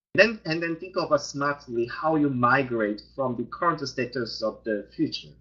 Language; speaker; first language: English; non-native, fluent; Korean